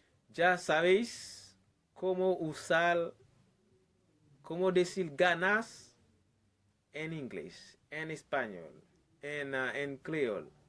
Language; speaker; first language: Spanish; non-native, learner; Haitian Creole